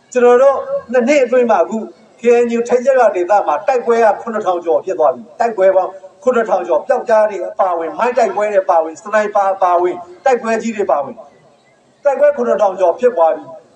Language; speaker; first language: Burmese; non-native, local second language; S'gaw Karen